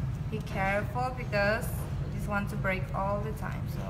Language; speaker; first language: English; non-native, learner; Spanish